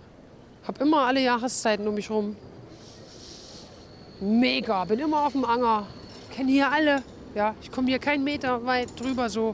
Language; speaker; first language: German; native; German